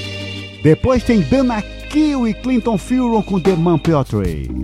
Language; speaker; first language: Portuguese; native; Portuguese